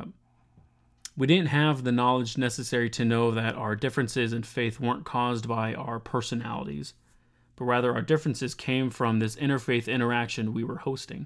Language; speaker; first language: English; native; English